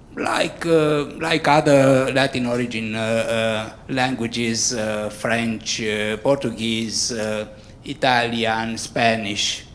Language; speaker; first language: English; non-native, fluent; Romanian